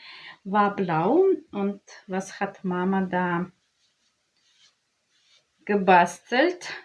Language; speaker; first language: German; non-native, learner; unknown